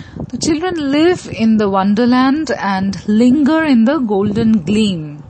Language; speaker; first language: English; non-native, local second language; Bangla